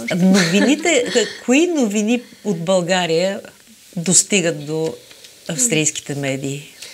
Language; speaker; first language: Bulgarian; native; Bulgarian